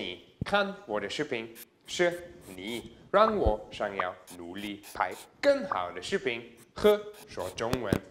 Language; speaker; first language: Chinese; non-native, learner; German